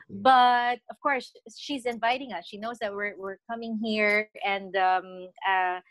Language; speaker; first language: English; non-native, local second language; Filipino